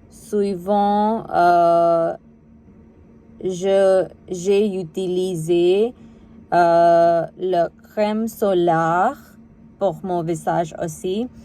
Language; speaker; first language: French; non-native, learner; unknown